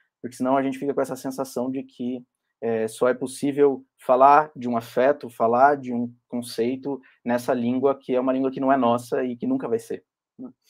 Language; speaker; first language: Portuguese; native; Portuguese